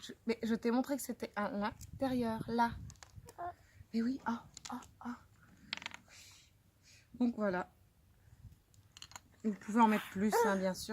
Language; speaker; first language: French; native; French